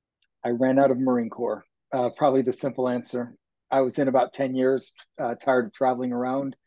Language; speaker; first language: English; native; English